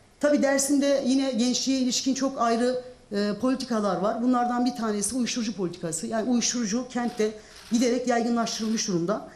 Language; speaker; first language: Turkish; non-native, local second language; Zaza